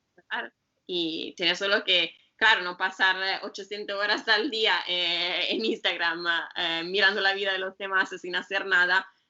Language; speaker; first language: Spanish; non-native, fluent; Italian